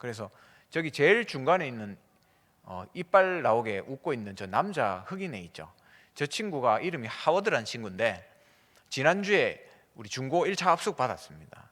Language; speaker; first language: Korean; native; Korean